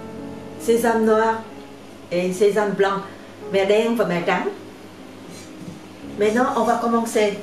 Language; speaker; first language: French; non-native, learner; Vietnamese